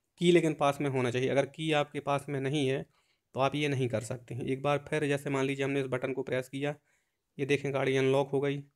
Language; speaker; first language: Hindi; native; Hindi